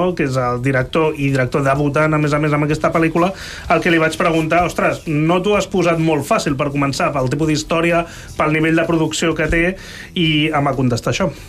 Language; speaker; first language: Catalan; native; Catalan